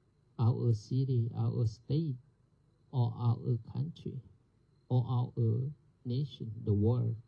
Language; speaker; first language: English; non-native, learner; Thai